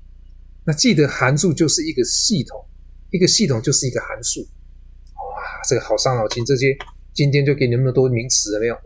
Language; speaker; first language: Chinese; native; Chinese